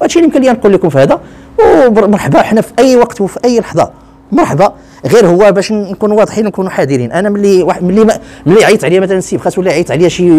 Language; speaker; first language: Arabic; native; Arabic